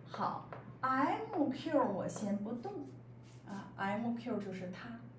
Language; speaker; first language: Chinese; native; Chinese